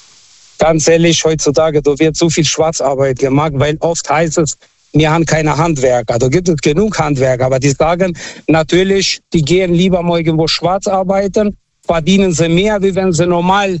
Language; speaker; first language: German; non-native, fluent; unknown